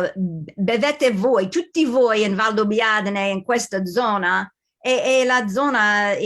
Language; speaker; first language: Italian; non-native, learner; English